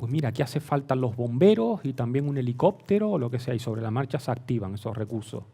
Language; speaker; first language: Spanish; native; Spanish